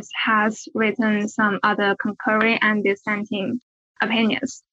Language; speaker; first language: English; non-native, fluent; Chinese